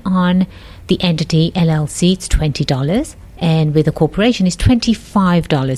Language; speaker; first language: English; native; English